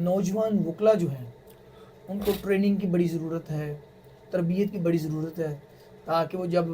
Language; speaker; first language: Urdu; native; Urdu